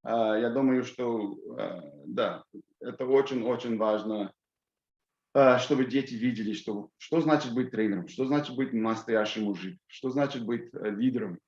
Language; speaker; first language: Russian; non-native, fluent; English